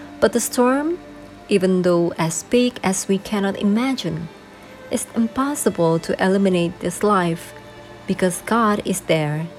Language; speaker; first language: English; non-native, fluent; Indonesian